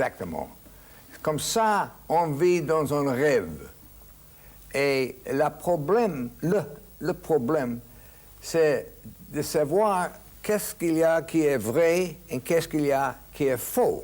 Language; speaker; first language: French; non-native, fluent; English